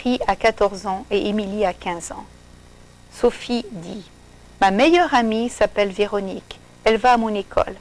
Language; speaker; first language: French; non-native, fluent; English